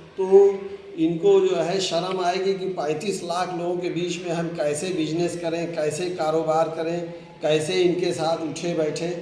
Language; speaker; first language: Hindi; native; Hindi